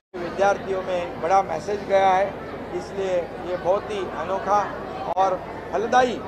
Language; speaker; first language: Hindi; non-native, local second language; Marathi